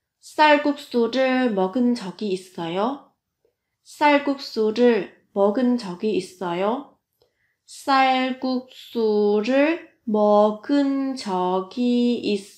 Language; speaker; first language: Korean; non-native, fluent; Vietnamese